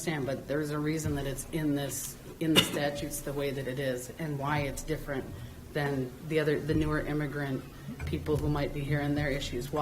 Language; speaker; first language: English; native; English